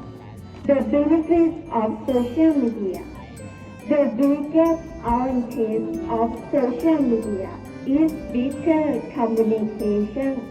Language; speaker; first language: English; non-native, learner; Thai